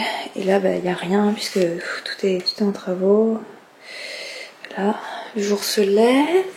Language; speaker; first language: French; native; French